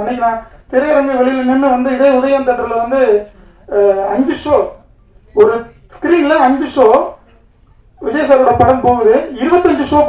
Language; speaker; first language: Tamil; native; Tamil